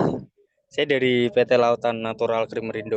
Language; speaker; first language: Indonesian; native; Indonesian